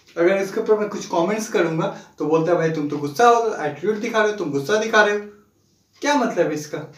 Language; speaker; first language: Hindi; non-native, local second language; Bangla